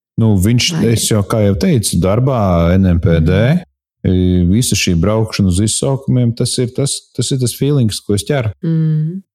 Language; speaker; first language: Latvian; native; Latvian